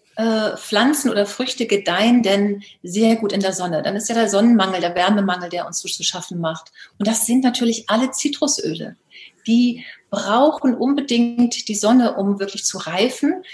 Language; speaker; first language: German; native; German